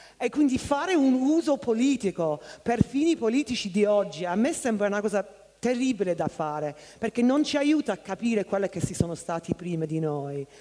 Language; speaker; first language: Italian; non-native, fluent; English